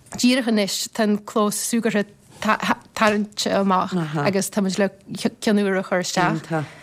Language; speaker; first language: Irish; native; Irish